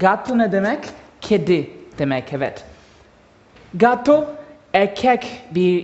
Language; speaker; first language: Turkish; non-native, learner; Portuguese